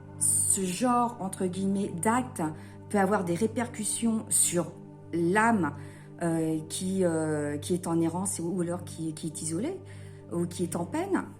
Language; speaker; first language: French; native; French